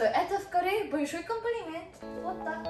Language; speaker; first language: Russian; non-native, fluent; Korean